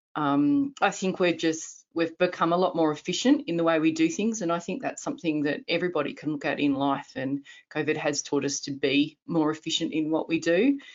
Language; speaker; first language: English; native; English